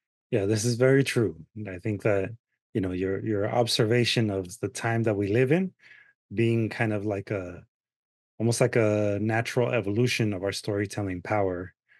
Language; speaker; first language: English; early bilingual, other home language; Spanish